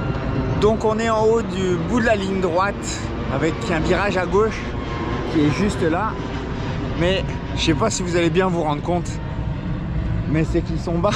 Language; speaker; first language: French; native; French